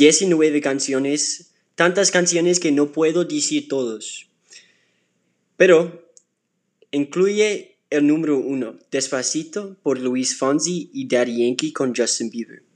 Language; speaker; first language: Spanish; non-native, learner; English